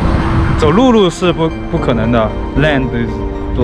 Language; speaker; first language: Chinese; native; Chinese